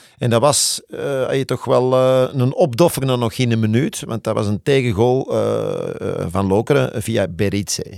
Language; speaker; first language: Dutch; native; Dutch